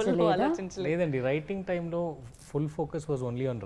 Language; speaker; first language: Telugu; non-native, learner; Tamil